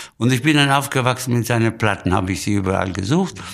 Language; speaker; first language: German; non-native, fluent; Spanish